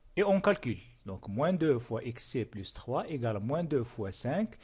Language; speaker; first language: French; non-native, local second language; Arabic